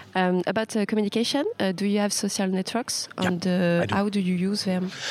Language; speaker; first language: English; non-native, learner; Portuguese